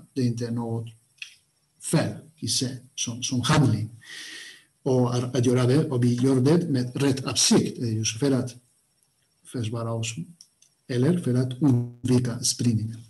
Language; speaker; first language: Swedish; non-native, fluent; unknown